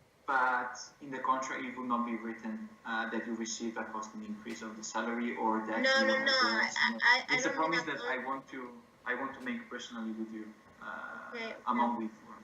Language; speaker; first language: English; non-native, fluent; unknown